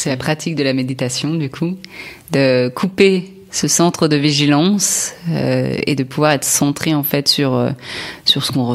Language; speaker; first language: French; native; French